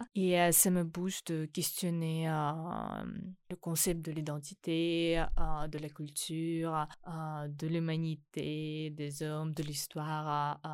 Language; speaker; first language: French; non-native, fluent; Ukrainian